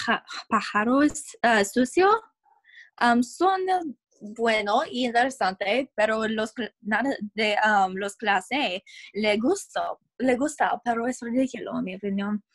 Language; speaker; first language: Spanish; non-native, learner; English